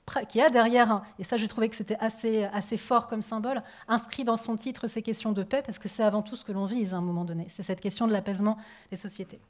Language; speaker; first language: French; native; French